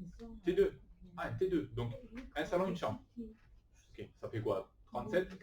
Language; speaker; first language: French; native; French